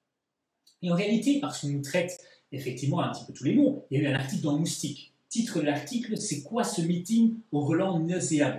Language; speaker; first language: French; native; French